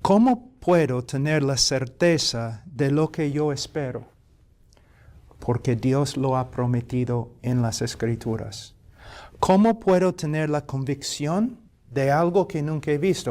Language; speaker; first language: Spanish; non-native, fluent; English